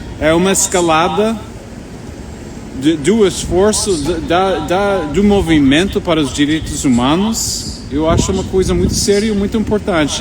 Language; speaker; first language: Portuguese; non-native, fluent; English